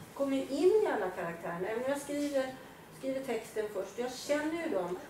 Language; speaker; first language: Swedish; native; Swedish